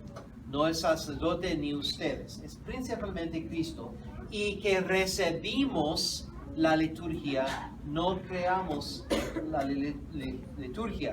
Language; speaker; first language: Spanish; non-native, fluent; English